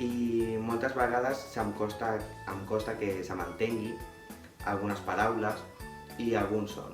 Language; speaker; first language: Catalan; non-native, local second language; Spanish